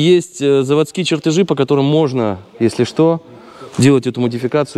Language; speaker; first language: Russian; native; Russian